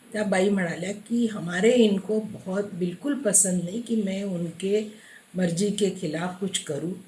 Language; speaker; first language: Hindi; non-native, local second language; Marathi